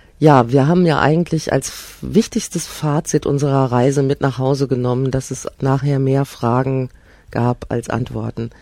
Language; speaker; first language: German; native; German